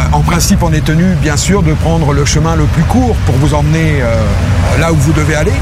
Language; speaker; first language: French; native; French